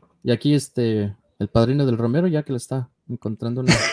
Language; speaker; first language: Spanish; early bilingual, other home language; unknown